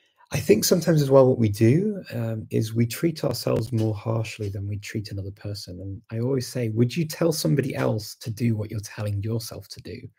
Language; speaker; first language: English; native; English